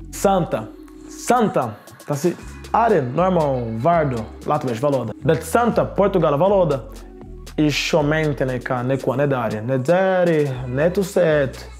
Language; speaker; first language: Latvian; non-native, learner; Portuguese